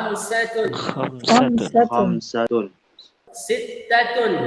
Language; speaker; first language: Arabic; non-native, fluent; Indonesian